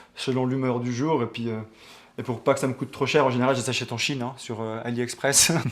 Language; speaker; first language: French; early bilingual, other home language; Albanian